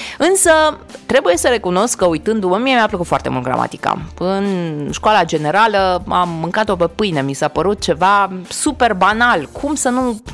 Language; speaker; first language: Romanian; native; Romanian